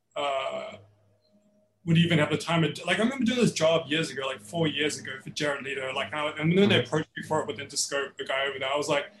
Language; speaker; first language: English; native; English